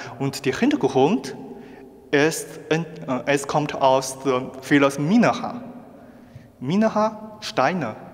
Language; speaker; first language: German; non-native, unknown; Chinese